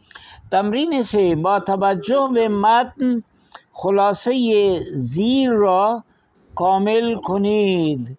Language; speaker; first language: Persian; non-native, fluent; Urdu